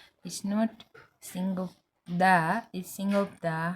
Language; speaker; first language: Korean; non-native, learner; Hindi